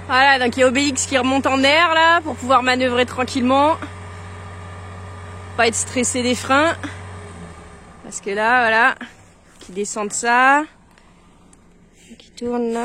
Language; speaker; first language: French; native; French